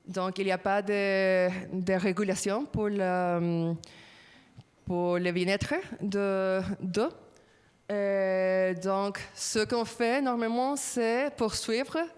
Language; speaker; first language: French; non-native, fluent; Spanish